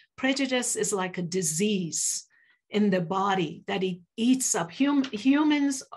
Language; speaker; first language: English; early bilingual, other home language; Persian